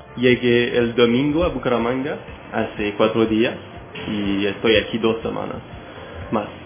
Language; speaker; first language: Spanish; non-native, fluent; French